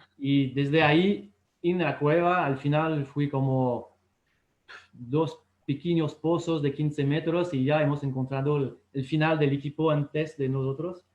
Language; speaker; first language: Spanish; non-native, fluent; French